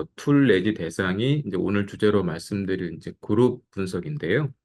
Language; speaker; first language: Korean; native; Korean